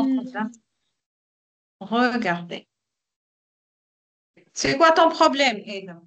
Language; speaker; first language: French; non-native, fluent; Arabic